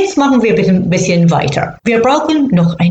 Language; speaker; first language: German; non-native, fluent; English